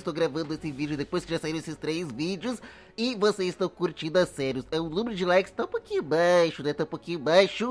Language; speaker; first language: Portuguese; native; Portuguese